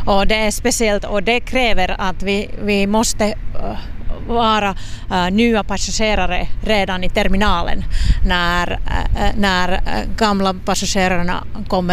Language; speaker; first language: Swedish; non-native, local second language; Finnish